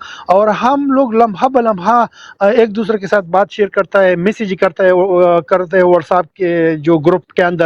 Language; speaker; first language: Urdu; non-native, local second language; Pashto